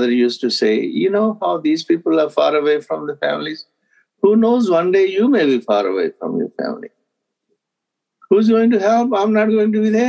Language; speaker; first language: English; non-native, local second language; Punjabi